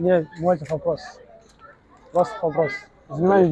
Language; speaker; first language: Russian; non-native, learner; Somali